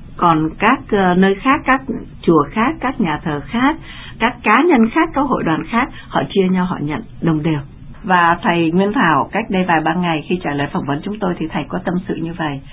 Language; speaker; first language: Vietnamese; native; Vietnamese